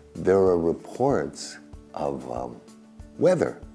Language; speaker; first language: English; native; English